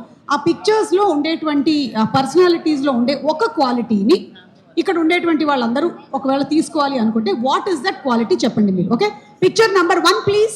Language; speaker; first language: Telugu; native; Telugu